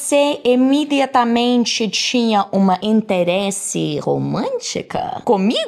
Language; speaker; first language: Portuguese; non-native, fluent; English